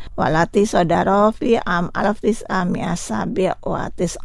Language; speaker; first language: Arabic; non-native, fluent; Indonesian